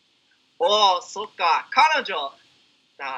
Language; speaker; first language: Japanese; non-native, learner; English